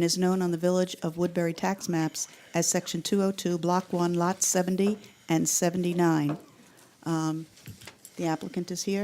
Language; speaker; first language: English; native; English